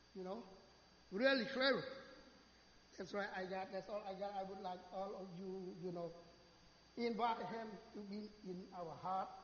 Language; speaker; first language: English; non-native, learner; Khmer